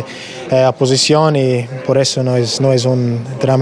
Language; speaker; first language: Spanish; non-native, learner; English